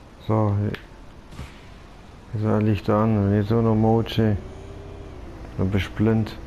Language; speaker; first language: German; native; German